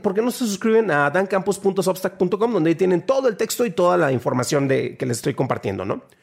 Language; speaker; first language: Spanish; native; Spanish